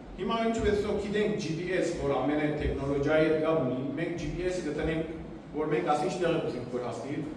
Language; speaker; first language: Armenian; native; Armenian